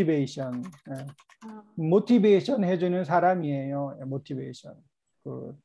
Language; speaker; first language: Korean; native; Korean